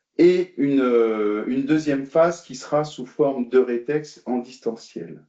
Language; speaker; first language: French; native; French